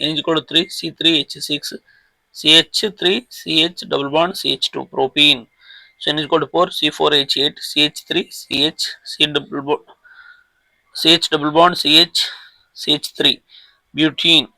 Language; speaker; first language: English; non-native, local second language; Telugu